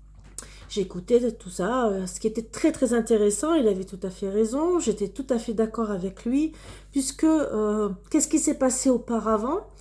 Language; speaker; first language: French; native; French